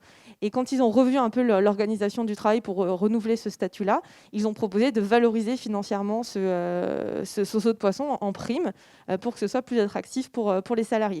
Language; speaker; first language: French; native; French